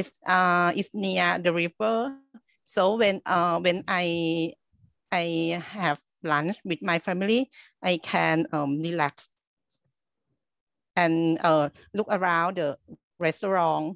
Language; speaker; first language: English; non-native, learner; Thai